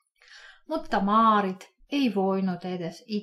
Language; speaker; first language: Finnish; non-native, fluent; Russian